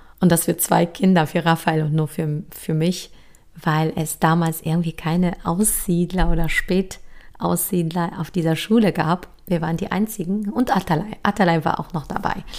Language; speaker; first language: German; early bilingual, other home language; Polish